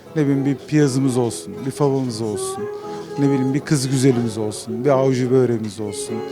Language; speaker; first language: Turkish; native; Turkish